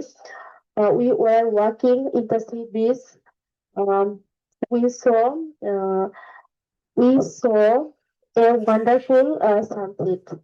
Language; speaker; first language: English; non-native, learner; Bangla